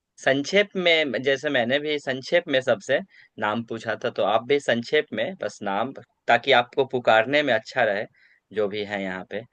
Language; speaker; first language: Hindi; native; Hindi